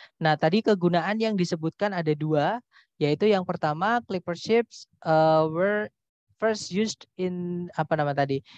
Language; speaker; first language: Indonesian; native; Indonesian